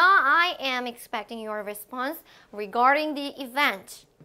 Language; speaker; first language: English; non-native, fluent; Korean